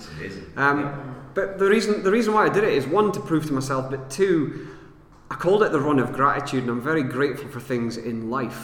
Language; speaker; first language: English; native; English